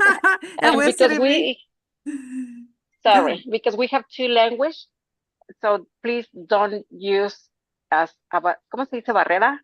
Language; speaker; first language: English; non-native, fluent; Spanish